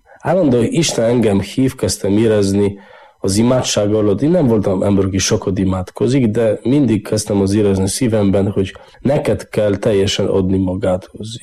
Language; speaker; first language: Hungarian; non-native, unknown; Polish